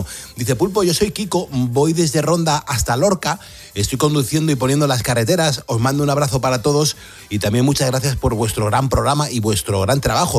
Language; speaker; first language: Spanish; native; Spanish